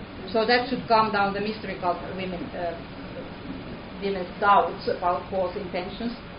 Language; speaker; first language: English; non-native, fluent; Finnish